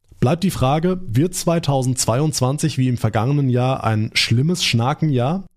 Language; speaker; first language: German; native; German